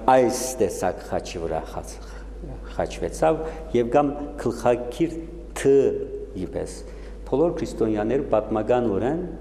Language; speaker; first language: Armenian; native; Armenian